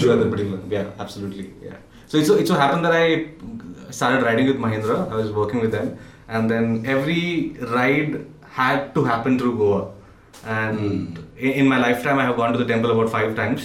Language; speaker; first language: English; non-native, local second language; Konkani